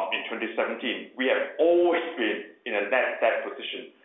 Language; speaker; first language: English; non-native, local second language; Chinese